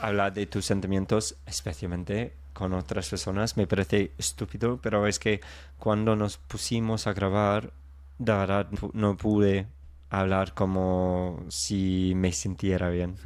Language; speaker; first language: Spanish; non-native, fluent; English